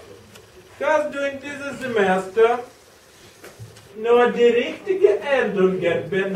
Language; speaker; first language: German; non-native, learner; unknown